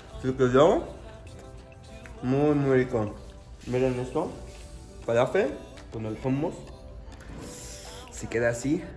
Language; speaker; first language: Spanish; non-native, fluent; Arabic